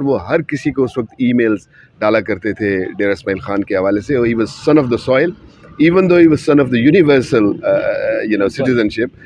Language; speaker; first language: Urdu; non-native, local second language; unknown